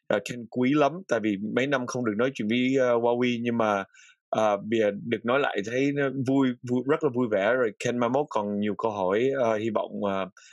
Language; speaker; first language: Vietnamese; early bilingual, heritage; Vietnamese